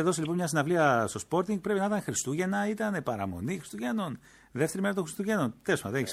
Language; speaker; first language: Greek; native; Greek